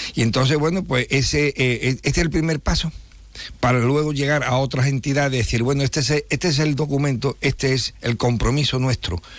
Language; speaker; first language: Spanish; native; Spanish